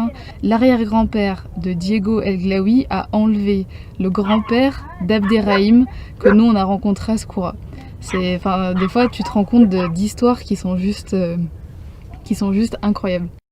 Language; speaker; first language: French; native; French